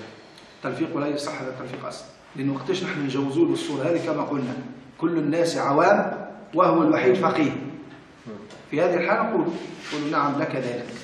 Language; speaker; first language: Arabic; native; Arabic